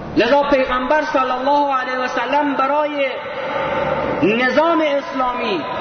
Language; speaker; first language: Persian; native; Persian